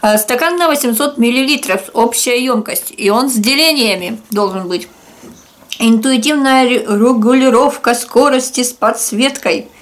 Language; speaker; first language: Russian; native; Russian